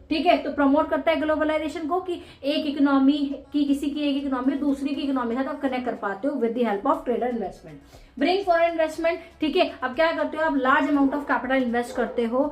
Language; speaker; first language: Hindi; native; Hindi